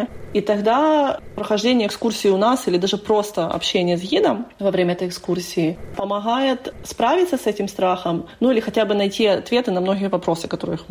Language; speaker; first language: Russian; native; Russian